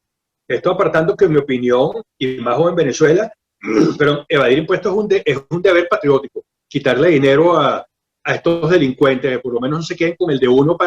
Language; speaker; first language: Spanish; native; Spanish